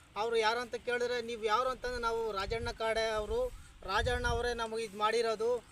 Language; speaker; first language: Kannada; non-native, local second language; Telugu